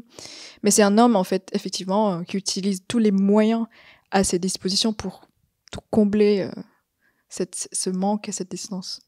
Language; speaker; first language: French; non-native, fluent; Vietnamese